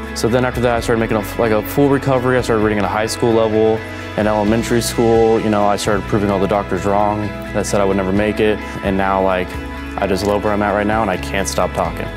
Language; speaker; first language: English; native; English